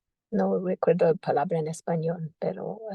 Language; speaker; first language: Spanish; non-native, fluent; English